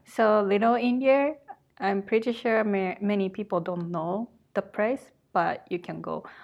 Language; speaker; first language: English; non-native, fluent; Japanese